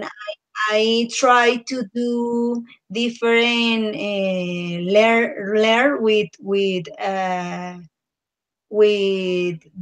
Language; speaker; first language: English; non-native, learner; Spanish